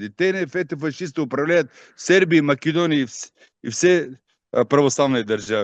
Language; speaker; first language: Russian; non-native, learner; Bulgarian